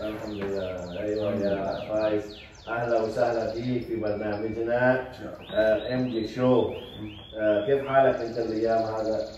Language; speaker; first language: Arabic; non-native, fluent; Indonesian